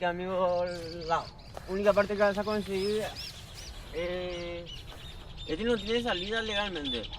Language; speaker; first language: Spanish; native; Spanish